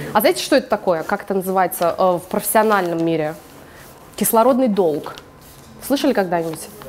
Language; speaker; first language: Russian; early bilingual, heritage; English